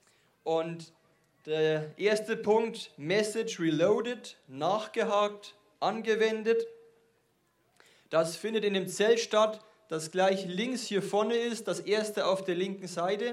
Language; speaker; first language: German; native; German